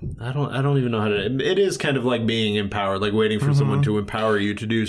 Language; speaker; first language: English; native; English